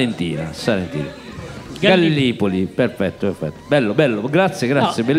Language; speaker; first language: Italian; native; Italian